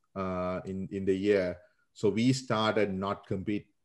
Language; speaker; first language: English; non-native, local second language; Sinhala